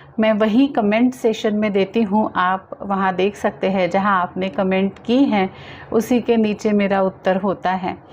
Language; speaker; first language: Hindi; non-native, local second language; Marathi